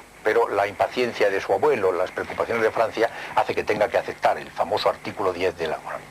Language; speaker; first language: Spanish; native; Spanish